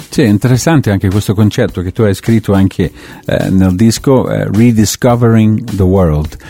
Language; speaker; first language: Italian; non-native, fluent; English